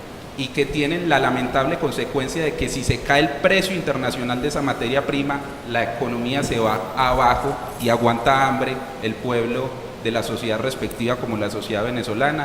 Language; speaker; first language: Spanish; native; Spanish